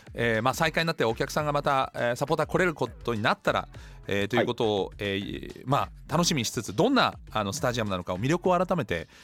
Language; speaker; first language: Japanese; non-native, fluent; German